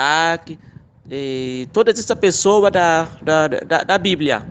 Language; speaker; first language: Portuguese; non-native, local second language; Fula